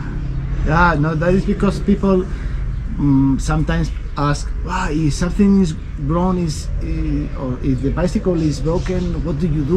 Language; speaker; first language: English; non-native, learner; Spanish